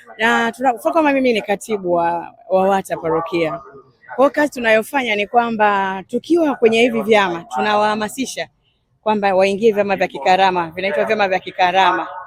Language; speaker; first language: Swahili; native; Swahili